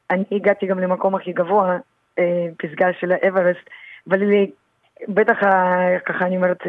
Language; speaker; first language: Hebrew; early bilingual, other home language; Russian